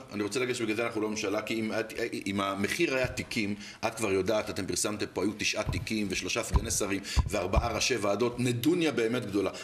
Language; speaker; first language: Hebrew; native; Hebrew